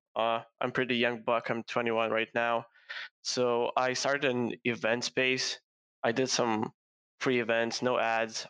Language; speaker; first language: English; non-native, fluent; Lithuanian